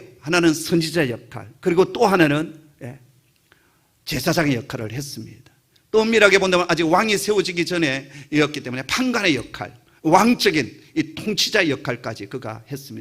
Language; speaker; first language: Korean; native; Korean